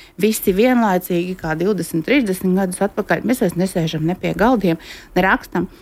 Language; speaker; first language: Latvian; native; Latvian